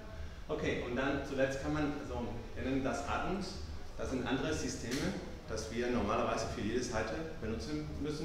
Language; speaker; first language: German; non-native, fluent; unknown